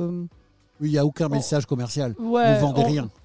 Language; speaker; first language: French; native; French